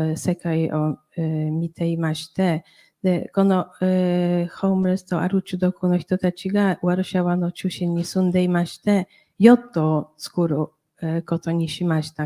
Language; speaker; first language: Japanese; non-native, fluent; Polish